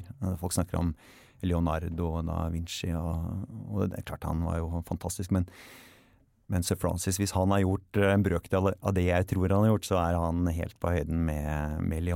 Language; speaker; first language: Norwegian; native; Norwegian